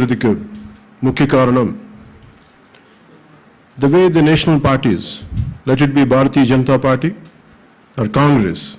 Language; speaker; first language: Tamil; non-native, local second language; Telugu